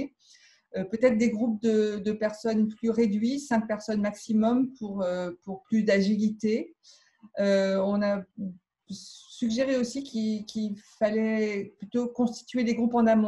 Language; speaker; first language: French; native; French